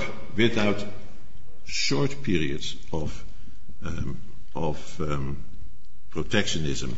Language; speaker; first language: English; non-native, fluent; Dutch